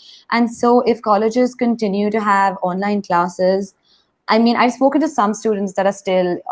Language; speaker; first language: English; non-native, local second language; Hindi